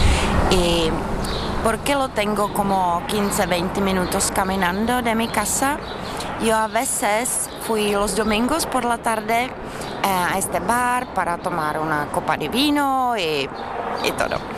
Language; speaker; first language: Spanish; non-native, fluent; Czech